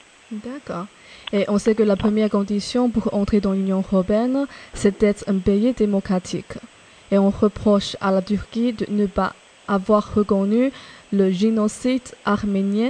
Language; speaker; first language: French; non-native, fluent; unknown